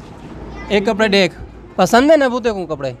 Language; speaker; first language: Hindi; non-native, local second language; Saraiki